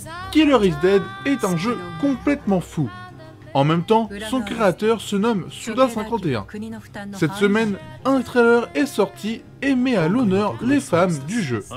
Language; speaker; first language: French; native; French